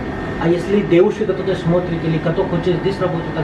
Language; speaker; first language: Russian; non-native, learner; Hindi